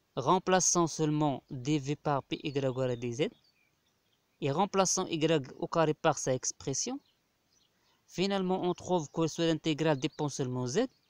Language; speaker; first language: French; non-native, local second language; Arabic